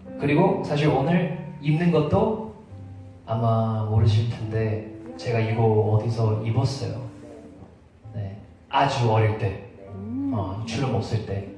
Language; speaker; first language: Korean; non-native, fluent; English